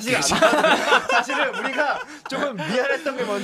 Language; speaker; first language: Korean; native; Korean